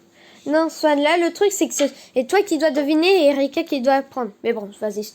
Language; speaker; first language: French; native; French